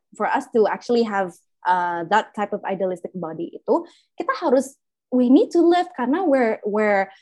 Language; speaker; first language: English; early bilingual, other home language; Indonesian